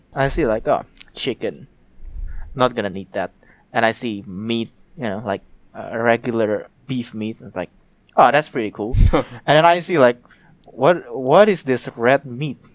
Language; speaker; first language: English; non-native, fluent; Indonesian